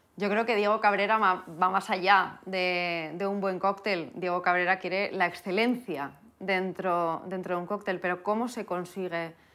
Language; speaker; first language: Spanish; native; Spanish